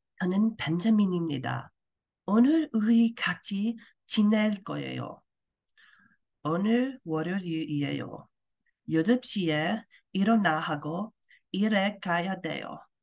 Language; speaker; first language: Korean; non-native, learner; English